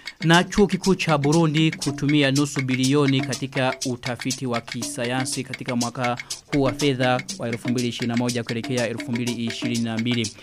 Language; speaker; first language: Swahili; non-native, local second language; Rundi